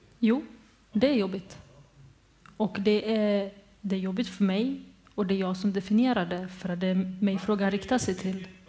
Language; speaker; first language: Swedish; early bilingual, other home language; Bosnian